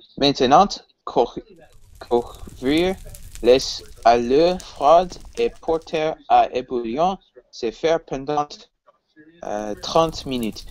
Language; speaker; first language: French; non-native, learner; English